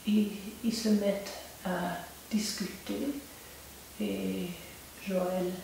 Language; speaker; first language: French; non-native, local second language; German